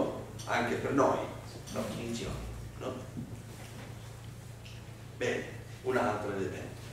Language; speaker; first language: Italian; non-native, learner; Spanish